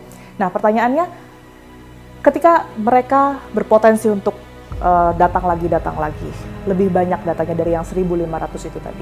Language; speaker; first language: Indonesian; native; Indonesian